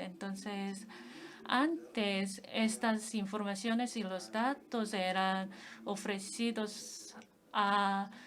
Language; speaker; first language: Spanish; non-native, fluent; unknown